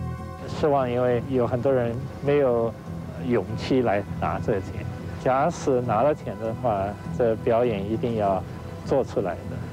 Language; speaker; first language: Chinese; non-native, local second language; Wu Chinese